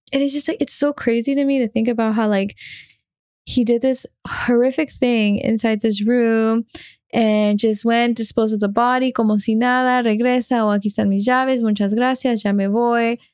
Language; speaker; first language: English; early bilingual, other home language; Spanish